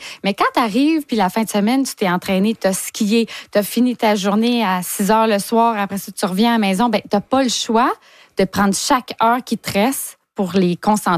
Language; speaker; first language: French; native; French